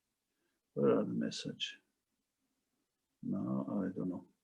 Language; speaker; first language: English; non-native, fluent; Italian